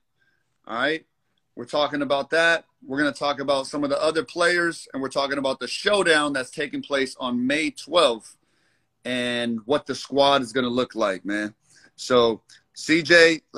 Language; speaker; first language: English; native; English